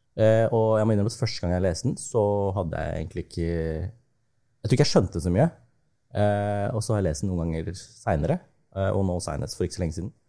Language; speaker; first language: Norwegian; early bilingual, other home language; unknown